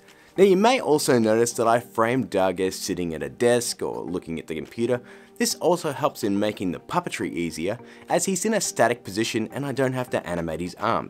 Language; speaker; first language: English; native; English